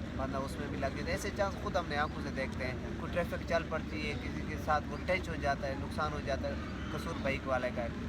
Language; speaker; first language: Urdu; non-native, local second language; Saraiki